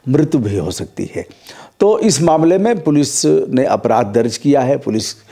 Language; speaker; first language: Hindi; native; Hindi